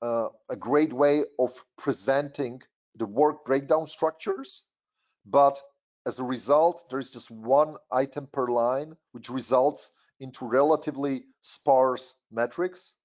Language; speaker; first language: English; non-native, fluent; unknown